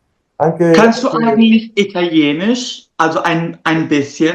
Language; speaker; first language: German; non-native, fluent; Italian